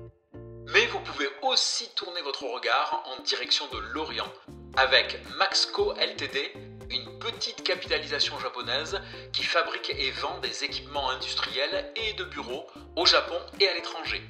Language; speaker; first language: French; native; French